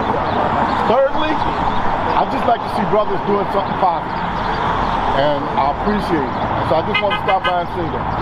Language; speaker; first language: English; native; English